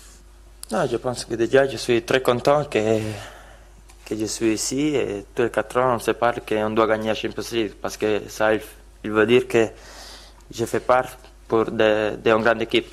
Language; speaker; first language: French; non-native, fluent; Italian